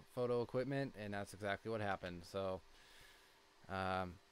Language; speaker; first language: English; native; English